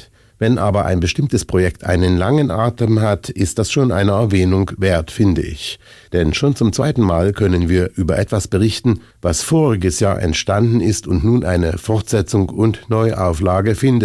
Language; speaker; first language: German; native; German